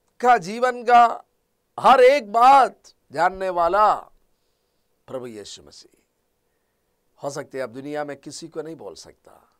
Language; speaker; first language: Hindi; non-native, local second language; Malayalam